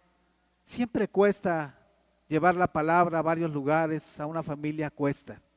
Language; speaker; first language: Spanish; native; Spanish